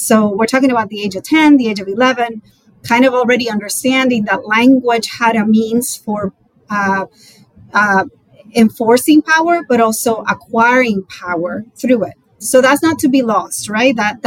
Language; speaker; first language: English; non-native, fluent; Spanish